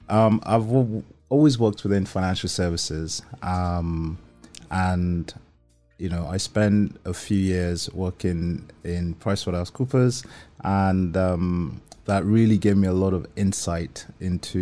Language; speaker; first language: English; non-native, local second language; Yoruba